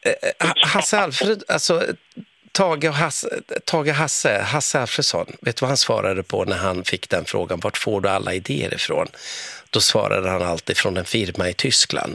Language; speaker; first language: Swedish; native; Swedish